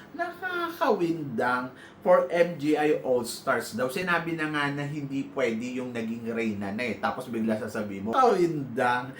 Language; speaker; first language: Filipino; native; Filipino